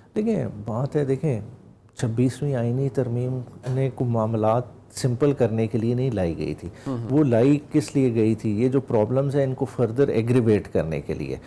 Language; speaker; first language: Urdu; non-native, local second language; Punjabi